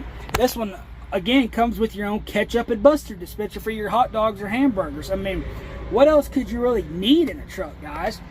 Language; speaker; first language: English; native; English